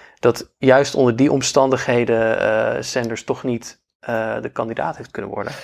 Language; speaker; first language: Dutch; native; Dutch